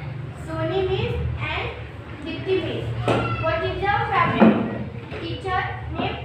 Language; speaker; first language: English; non-native, learner; Hindi